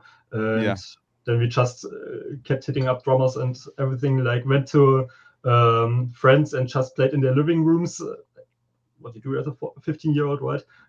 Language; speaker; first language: English; non-native, fluent; German